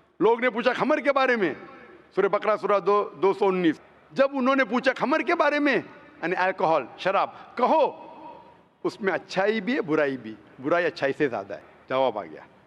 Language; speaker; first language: Hindi; non-native, local second language; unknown